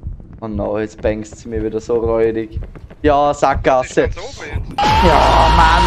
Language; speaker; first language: German; native; German